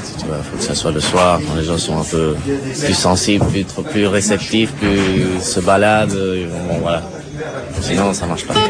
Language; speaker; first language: French; early bilingual, other home language; Spanish